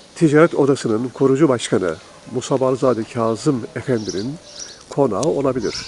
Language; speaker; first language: Turkish; native; Turkish